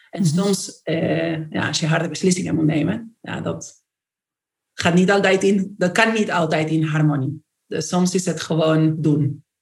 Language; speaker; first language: Dutch; non-native, fluent; Spanish